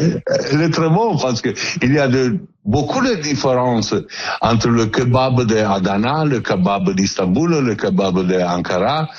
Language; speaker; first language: French; non-native, learner; Italian